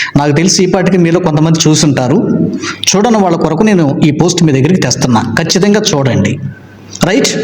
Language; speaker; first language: Telugu; native; Telugu